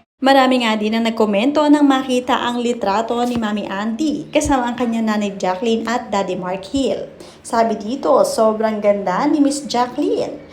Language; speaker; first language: Filipino; native; Filipino